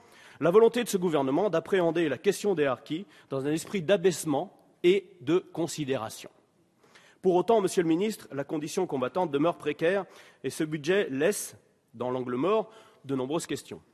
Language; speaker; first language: French; native; French